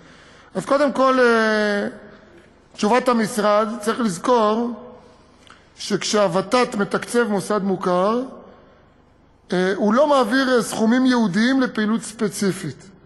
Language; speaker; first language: Hebrew; native; Hebrew